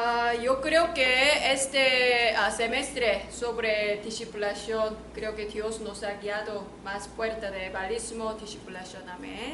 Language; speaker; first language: Spanish; non-native, learner; Korean